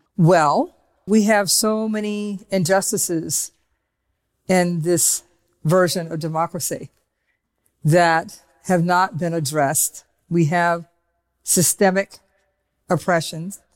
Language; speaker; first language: English; native; English